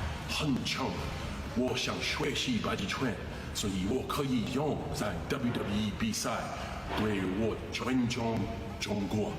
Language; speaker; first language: Chinese; non-native, learner; English